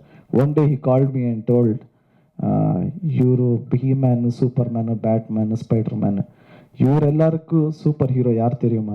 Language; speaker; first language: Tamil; non-native, learner; Kannada